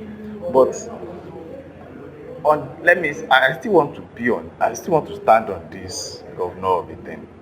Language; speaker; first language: English; non-native, local second language; Yoruba